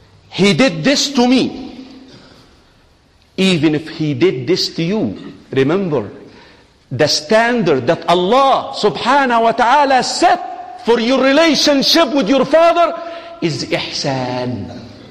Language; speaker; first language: English; non-native, fluent; Arabic